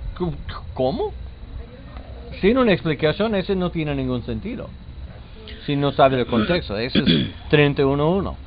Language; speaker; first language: Spanish; non-native, learner; English